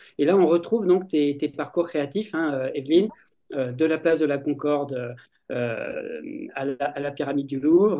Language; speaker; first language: French; native; French